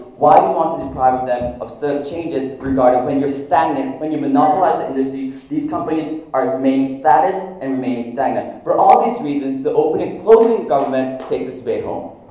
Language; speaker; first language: English; non-native, fluent; Korean